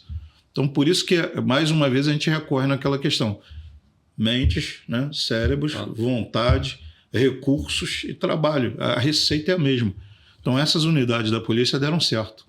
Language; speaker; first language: Portuguese; native; Portuguese